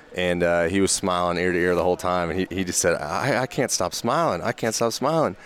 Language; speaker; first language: English; native; English